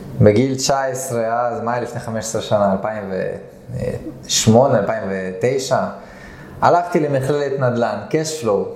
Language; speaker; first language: Hebrew; early bilingual, other home language; Russian